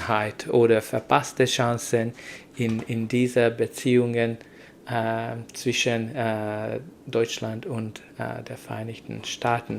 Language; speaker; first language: German; non-native, learner; Hungarian